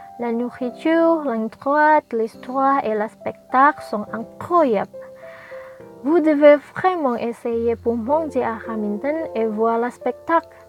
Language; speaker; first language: French; non-native, learner; Indonesian